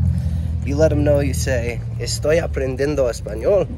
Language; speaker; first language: Spanish; non-native, learner; English